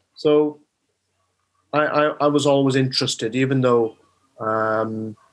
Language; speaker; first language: English; native; English